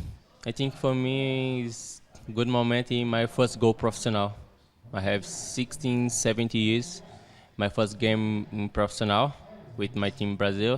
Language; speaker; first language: English; non-native, learner; Portuguese